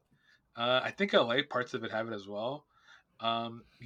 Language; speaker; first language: English; native; English